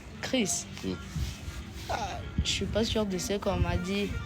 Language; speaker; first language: French; non-native, local second language; Kinyarwanda